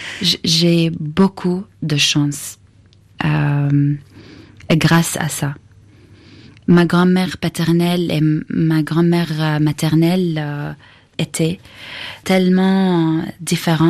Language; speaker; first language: French; non-native, fluent; Arabic